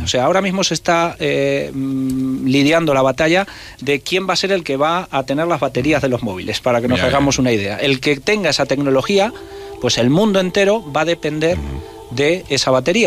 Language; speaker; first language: Spanish; native; Spanish